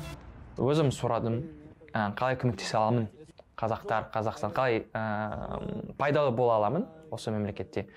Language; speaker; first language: Kazakh; non-native, learner; French